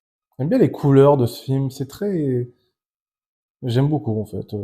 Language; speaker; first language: French; native; French